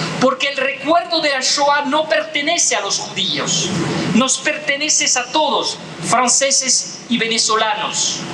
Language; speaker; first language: Spanish; non-native, fluent; French